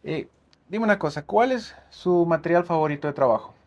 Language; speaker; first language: Spanish; non-native, fluent; English